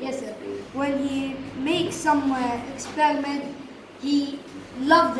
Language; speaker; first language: English; non-native, learner; Arabic